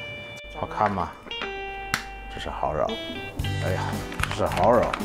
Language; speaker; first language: Chinese; non-native, learner; English